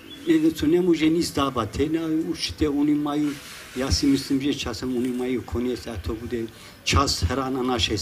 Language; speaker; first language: Czech; non-native, fluent; Kurdish